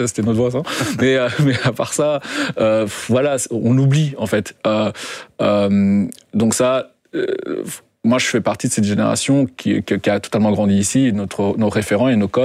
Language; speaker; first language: French; non-native, fluent; Kinyarwanda